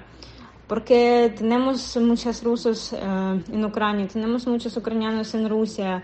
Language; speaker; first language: Spanish; non-native, learner; Russian